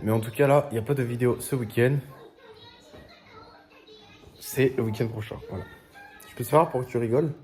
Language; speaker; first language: French; native; French